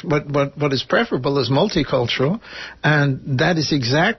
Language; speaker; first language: English; native; English